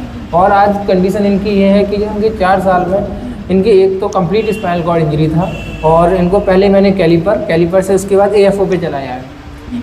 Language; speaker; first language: Hindi; native; Hindi